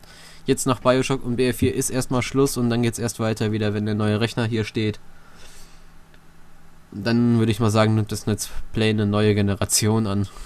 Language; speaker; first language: German; native; German